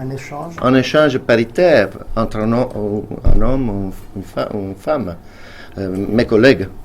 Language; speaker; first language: French; non-native, fluent; Italian